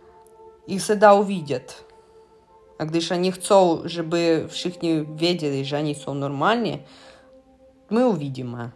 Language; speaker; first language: Czech; non-native, fluent; Russian